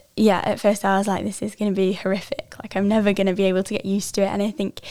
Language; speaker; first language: English; native; English